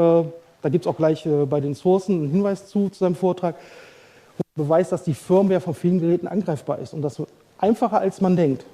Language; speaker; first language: German; native; German